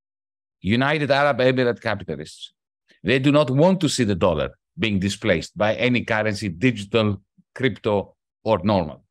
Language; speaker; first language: English; non-native, fluent; Greek